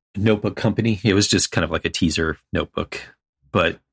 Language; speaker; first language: English; native; English